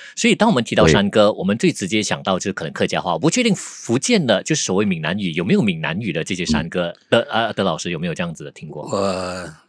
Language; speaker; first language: Chinese; non-native, local second language; Hakka Chinese